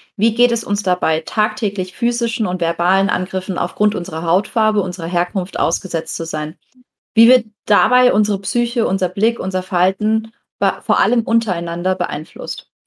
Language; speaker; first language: German; native; German